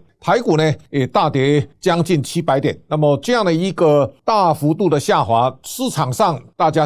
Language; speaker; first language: Chinese; native; Chinese